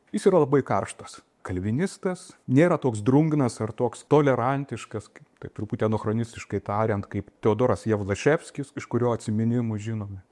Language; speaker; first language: Lithuanian; native; Lithuanian